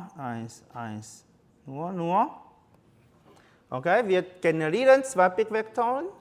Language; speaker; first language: German; non-native, learner; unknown